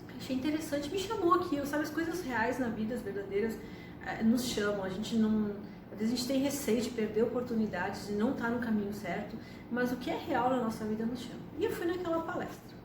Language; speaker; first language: Portuguese; early bilingual, other home language; Spanish